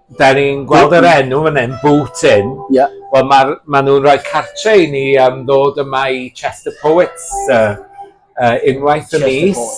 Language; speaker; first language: Welsh; native; Welsh